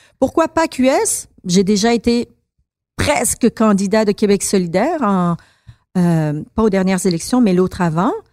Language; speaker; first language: French; early bilingual, other home language; Persian